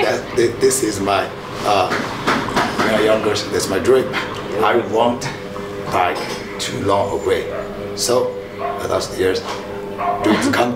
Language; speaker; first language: English; non-native, learner; Tibetan